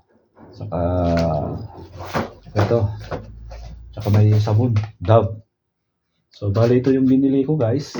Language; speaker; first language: Filipino; native; Filipino